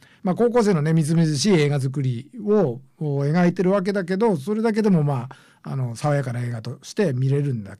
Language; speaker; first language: Japanese; native; Japanese